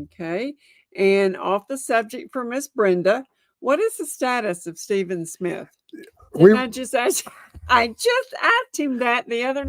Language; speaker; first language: English; native; English